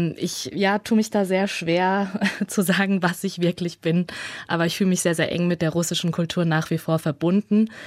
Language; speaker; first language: German; early bilingual, other home language; Russian